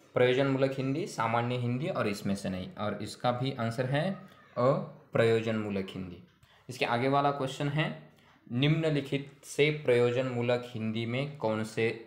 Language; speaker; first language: Hindi; non-native, local second language; Marathi